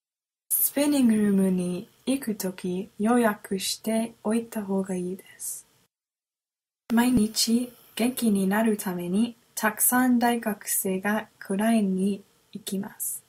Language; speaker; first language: Japanese; non-native, learner; English